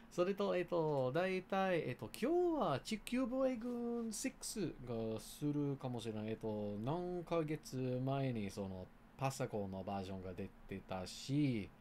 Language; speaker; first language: Japanese; non-native, learner; English